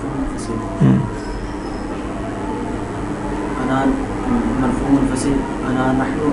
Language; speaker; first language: Arabic; non-native, learner; Urdu